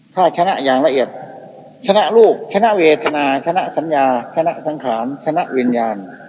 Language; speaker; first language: Thai; native; Thai